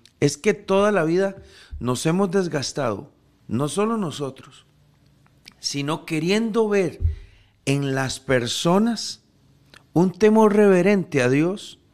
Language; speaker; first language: Spanish; native; Spanish